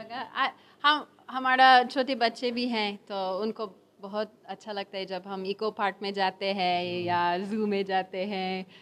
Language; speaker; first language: Hindi; non-native, learner; English